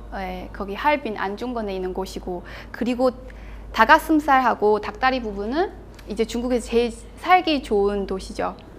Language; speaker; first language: Korean; non-native, fluent; Chinese